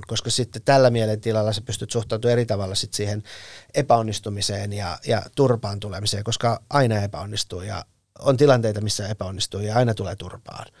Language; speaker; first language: Finnish; early bilingual, other home language; Persian